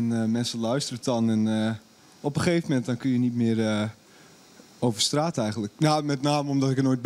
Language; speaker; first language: Dutch; native; Dutch